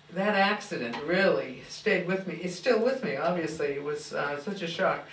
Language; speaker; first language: English; native; English